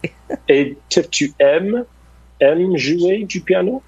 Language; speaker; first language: French; non-native, fluent; English